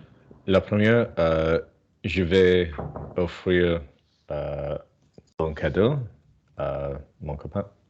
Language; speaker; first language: French; non-native, learner; English